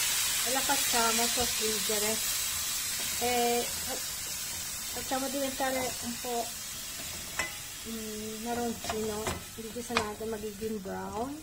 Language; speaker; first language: Italian; non-native, learner; Filipino